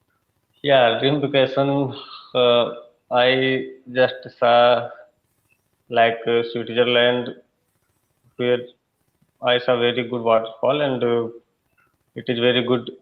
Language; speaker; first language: English; non-native, learner; Hindi